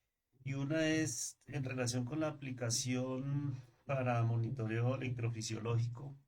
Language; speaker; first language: Spanish; native; Spanish